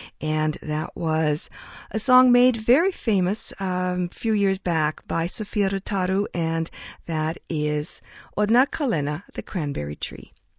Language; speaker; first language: English; early bilingual, other home language; Ukrainian